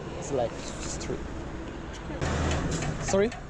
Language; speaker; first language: English; non-native, learner; Korean